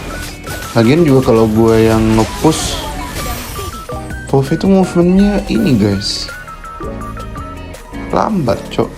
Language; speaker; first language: Indonesian; native; Indonesian